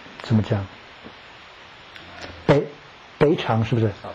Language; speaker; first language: Chinese; non-native, learner; English